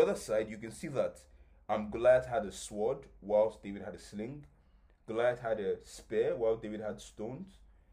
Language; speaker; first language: English; non-native, local second language; Yoruba